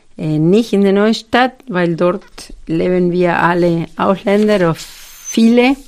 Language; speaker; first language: German; non-native, fluent; Spanish